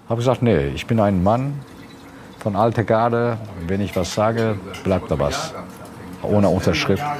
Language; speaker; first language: German; early bilingual, other home language; Turkish